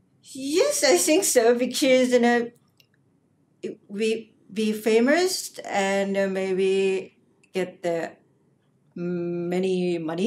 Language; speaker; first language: English; non-native, learner; Japanese